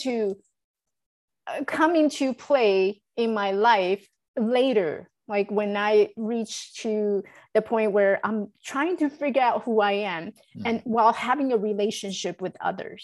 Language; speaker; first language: English; non-native, fluent; Chinese